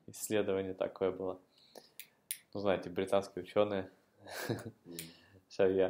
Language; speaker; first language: Russian; native; Russian